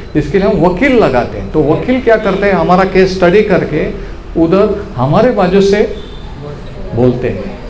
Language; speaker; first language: Hindi; non-native, local second language; Marathi